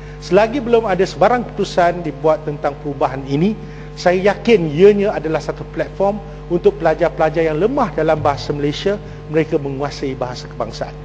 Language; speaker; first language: Malay; non-native, local second language; Chinese